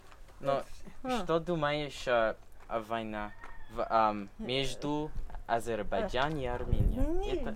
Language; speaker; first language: Russian; non-native, learner; English